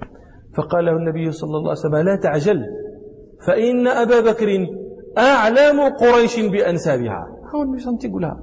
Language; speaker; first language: Arabic; native; Arabic